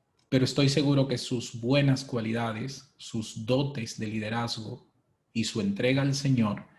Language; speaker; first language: Spanish; native; Spanish